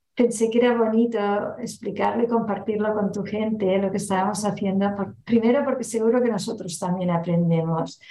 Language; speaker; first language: Spanish; non-native, local second language; Catalan